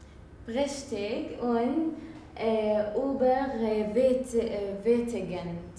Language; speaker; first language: German; non-native, learner; Arabic